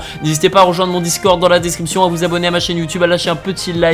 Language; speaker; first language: French; native; French